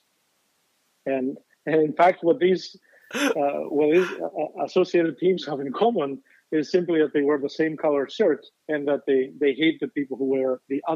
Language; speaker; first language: English; non-native, fluent; Greek